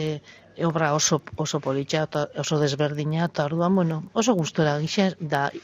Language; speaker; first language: Basque; native; Basque